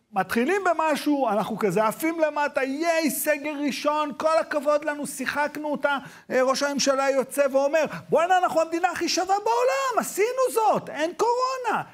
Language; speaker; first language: Hebrew; native; Hebrew